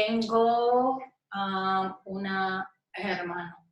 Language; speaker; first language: Spanish; non-native, learner; English